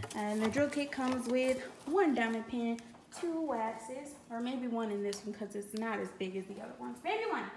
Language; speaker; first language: English; native; English